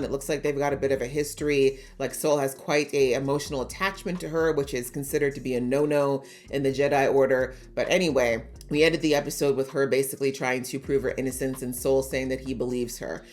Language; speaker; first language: English; native; English